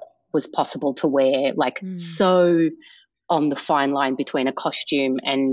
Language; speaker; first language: English; native; English